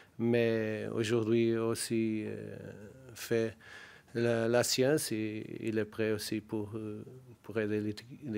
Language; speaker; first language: French; non-native, learner; Portuguese